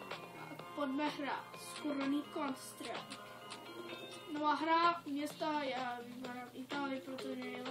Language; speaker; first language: Czech; non-native, learner; Slovak